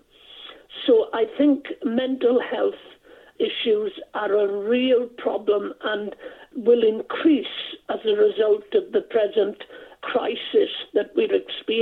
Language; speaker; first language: English; non-native, local second language; Welsh